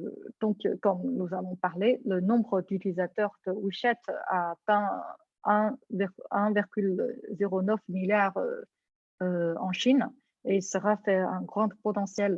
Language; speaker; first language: French; non-native, fluent; Chinese